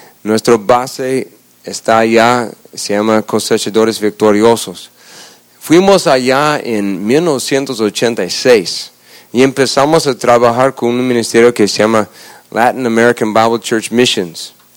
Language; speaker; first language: Spanish; non-native, fluent; English